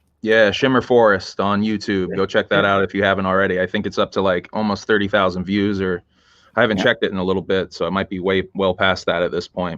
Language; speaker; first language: English; native; English